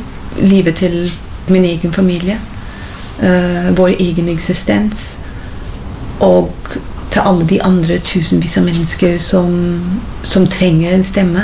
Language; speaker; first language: Norwegian; non-native, fluent; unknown